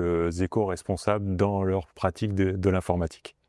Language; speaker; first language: French; native; French